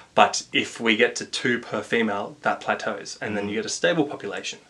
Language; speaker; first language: English; native; English